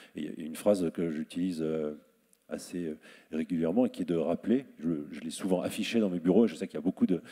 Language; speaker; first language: French; native; French